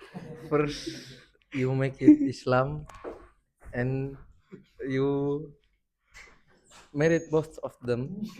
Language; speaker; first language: English; non-native, learner; Indonesian